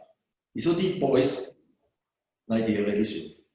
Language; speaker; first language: Portuguese; non-native, fluent; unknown